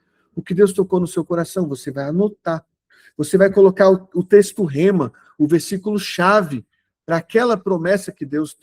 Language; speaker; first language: Portuguese; native; Portuguese